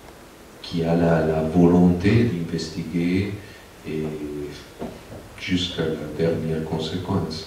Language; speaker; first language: French; non-native, fluent; Spanish